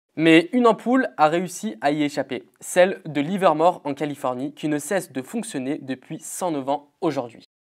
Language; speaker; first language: French; native; French